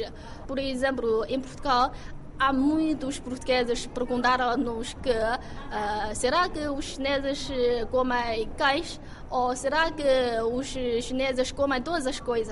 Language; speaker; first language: Portuguese; non-native, fluent; Chinese